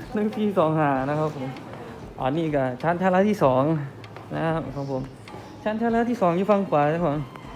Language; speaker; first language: Thai; native; Thai